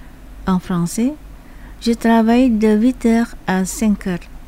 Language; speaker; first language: French; non-native, fluent; Indonesian